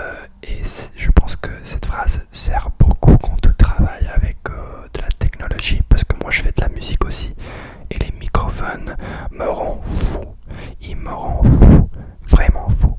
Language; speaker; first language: French; non-native, fluent; English